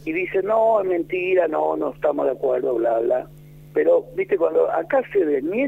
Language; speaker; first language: Spanish; native; Spanish